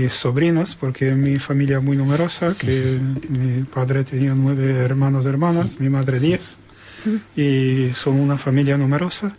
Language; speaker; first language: Spanish; non-native, learner; Ukrainian